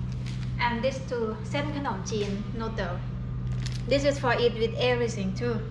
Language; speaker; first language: English; non-native, learner; Thai